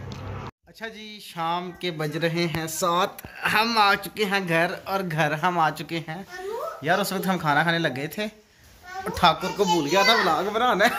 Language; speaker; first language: Hindi; non-native, local second language; Punjabi